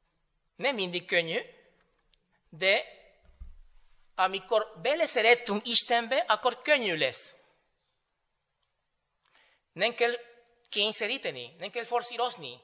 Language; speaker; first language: Hungarian; non-native, learner; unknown